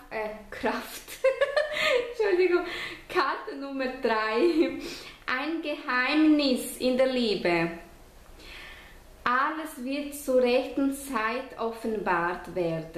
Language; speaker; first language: German; non-native, fluent; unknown